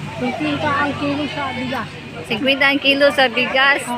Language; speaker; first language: Filipino; non-native, local second language; Cebuano